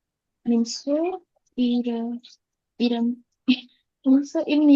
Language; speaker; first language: Korean; non-native, learner; Indonesian